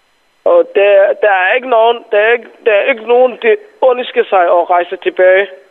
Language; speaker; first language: Danish; non-native, fluent; Somali